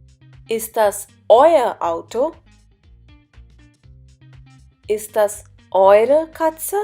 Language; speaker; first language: German; non-native, fluent; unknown